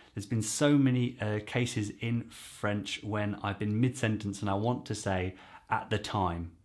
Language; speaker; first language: English; native; English